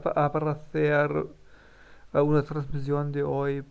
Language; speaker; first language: Spanish; non-native, learner; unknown